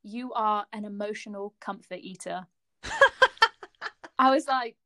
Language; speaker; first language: English; native; English